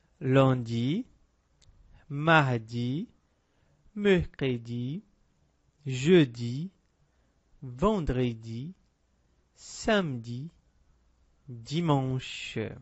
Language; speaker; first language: French; non-native, fluent; Portuguese